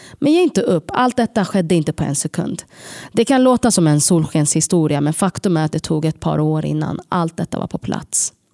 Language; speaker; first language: Swedish; early bilingual, other home language; Tigrinya